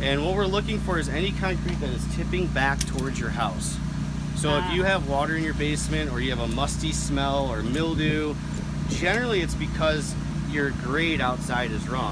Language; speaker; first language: English; native; English